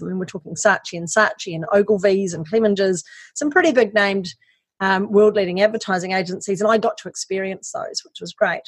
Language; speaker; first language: English; native; English